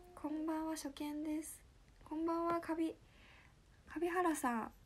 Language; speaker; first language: Japanese; native; Japanese